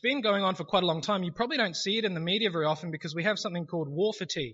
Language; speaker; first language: English; native; English